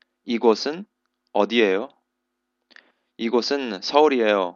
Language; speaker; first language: Korean; non-native, fluent; English